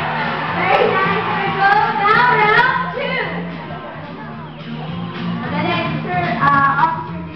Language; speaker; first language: English; non-native, local second language; Filipino